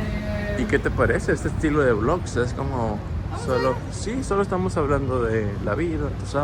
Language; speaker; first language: Spanish; native; Spanish